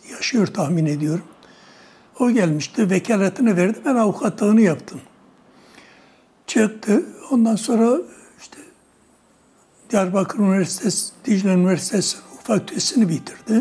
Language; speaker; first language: Turkish; non-native, local second language; Kurdish